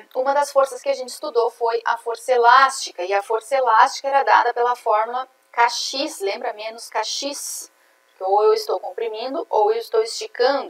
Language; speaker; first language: Portuguese; native; Portuguese